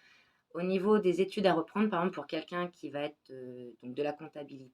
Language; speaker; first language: French; native; French